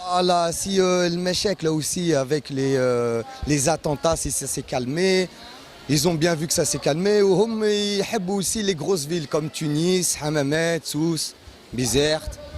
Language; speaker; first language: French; early bilingual, other home language; Arabic